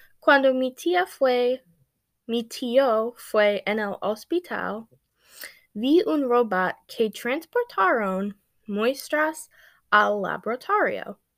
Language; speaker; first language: Spanish; non-native, learner; English